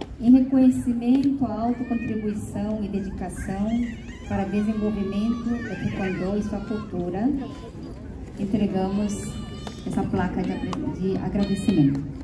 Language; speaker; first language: Portuguese; early bilingual, heritage; Korean